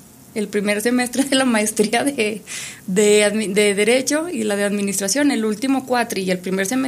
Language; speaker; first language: Spanish; native; Spanish